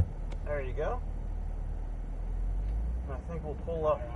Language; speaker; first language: English; native; English